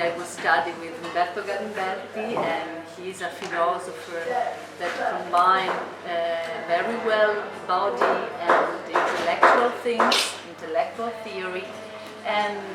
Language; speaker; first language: English; non-native, fluent; Italian